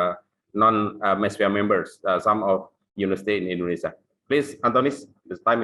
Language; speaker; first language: English; non-native, local second language; Indonesian